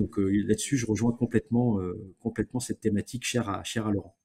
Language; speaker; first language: French; native; French